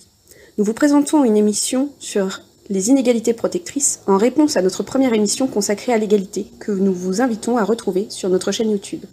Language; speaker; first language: French; native; French